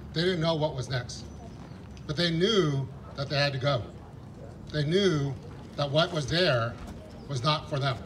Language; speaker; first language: English; early bilingual, other home language; Vietnamese